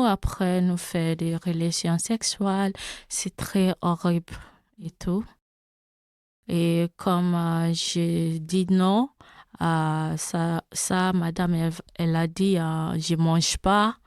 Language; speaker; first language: French; non-native, learner; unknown